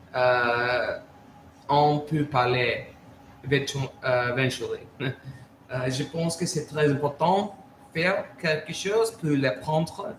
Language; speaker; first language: French; non-native, learner; English